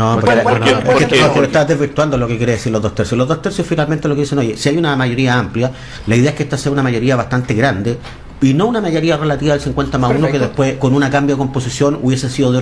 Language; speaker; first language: Spanish; native; Spanish